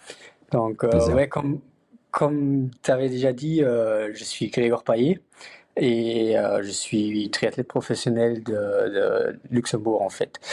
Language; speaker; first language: French; non-native, fluent; Luxembourgish